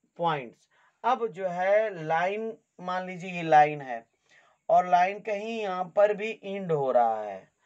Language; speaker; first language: Hindi; native; Hindi